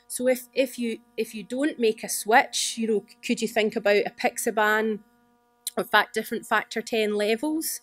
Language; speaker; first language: English; native; English